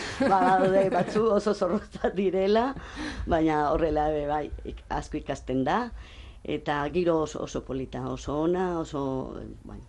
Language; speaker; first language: Basque; non-native, fluent; Spanish